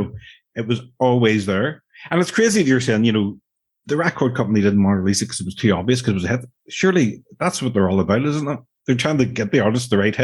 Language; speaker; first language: English; native; English